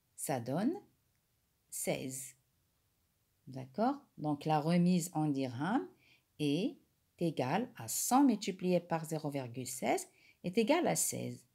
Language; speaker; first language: French; non-native, local second language; Arabic